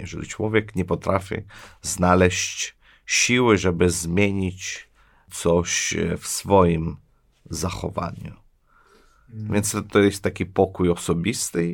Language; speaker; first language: Polish; non-native, fluent; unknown